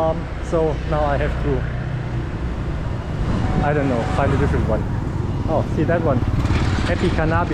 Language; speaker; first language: English; non-native, fluent; German